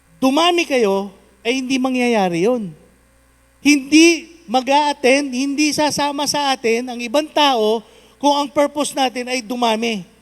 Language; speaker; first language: Filipino; non-native, local second language; Cebuano